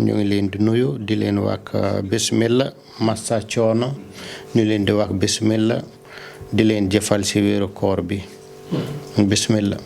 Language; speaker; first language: Wolof; non-native, local second language; Fula